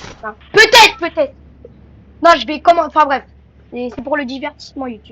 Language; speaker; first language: French; native; French